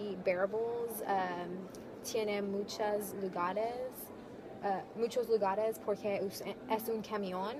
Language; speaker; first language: Spanish; non-native, learner; English